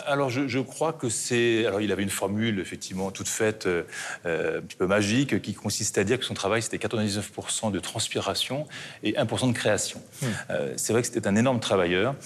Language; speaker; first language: French; native; French